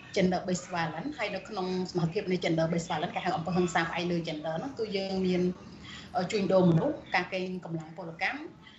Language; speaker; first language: Khmer; native; Khmer